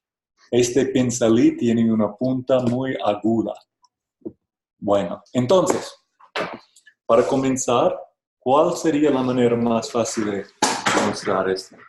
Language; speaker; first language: Spanish; non-native, fluent; English